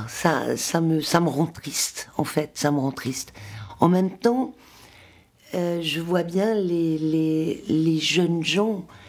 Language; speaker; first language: French; non-native, local second language; Swiss German